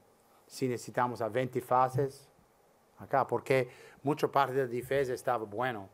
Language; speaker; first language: Spanish; non-native, learner; English